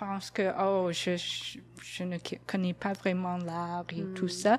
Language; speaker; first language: French; non-native, fluent; English